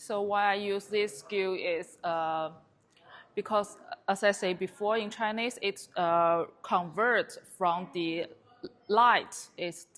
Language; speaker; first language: English; non-native, learner; Chinese